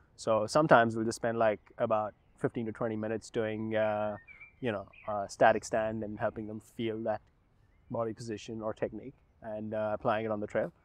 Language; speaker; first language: English; non-native, local second language; Hindi